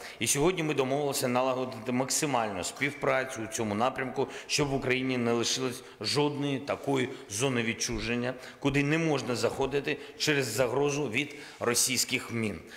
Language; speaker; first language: Ukrainian; non-native, local second language; Russian